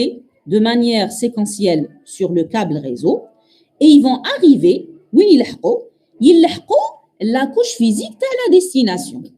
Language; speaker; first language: French; non-native, local second language; Arabic